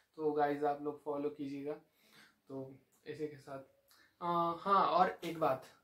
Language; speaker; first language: Hindi; non-native, local second language; Marathi